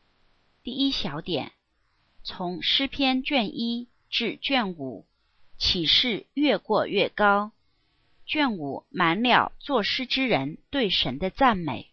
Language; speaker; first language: Chinese; native; Chinese